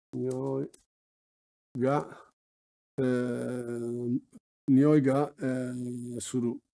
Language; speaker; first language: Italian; native; Italian